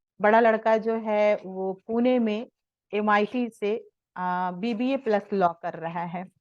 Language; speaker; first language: Hindi; native; Hindi